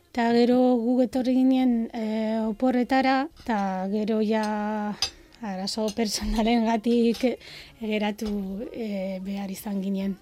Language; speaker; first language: Basque; non-native, fluent; Arabic